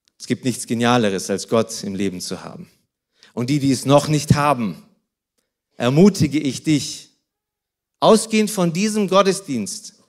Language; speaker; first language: German; early bilingual, other home language; Russian